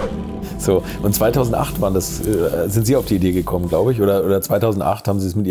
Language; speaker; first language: German; native; German